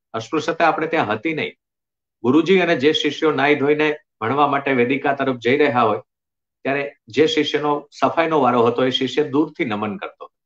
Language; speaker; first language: Gujarati; native; Gujarati